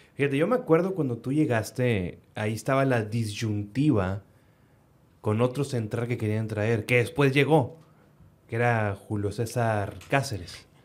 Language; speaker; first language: Spanish; native; Spanish